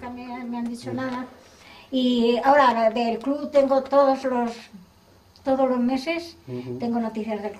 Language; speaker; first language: Spanish; native; Spanish